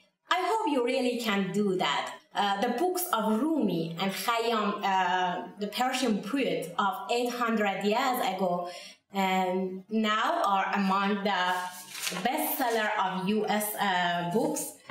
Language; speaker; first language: English; non-native, fluent; Persian